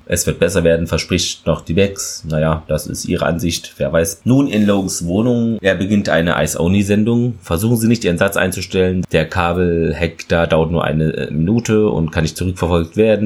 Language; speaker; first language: German; native; German